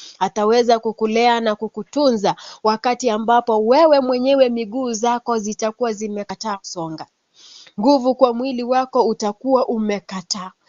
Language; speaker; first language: Swahili; non-native, local second language; Kalenjin